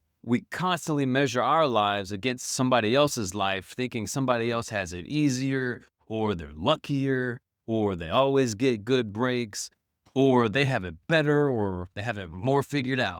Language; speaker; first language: English; native; English